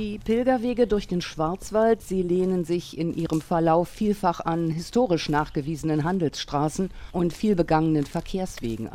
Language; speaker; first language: German; native; German